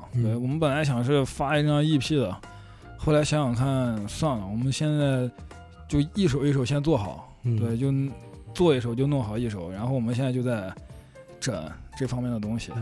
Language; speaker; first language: Chinese; native; Chinese